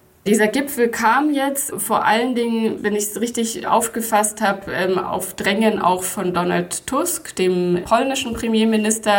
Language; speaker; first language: German; native; German